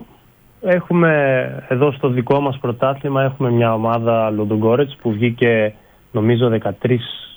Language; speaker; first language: Greek; non-native, fluent; Bulgarian